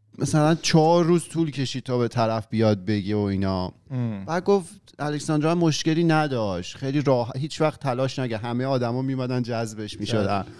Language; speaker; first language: Persian; native; Persian